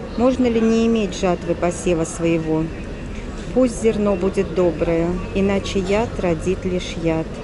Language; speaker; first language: Russian; native; Russian